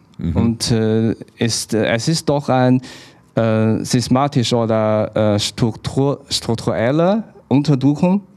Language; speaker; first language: German; non-native, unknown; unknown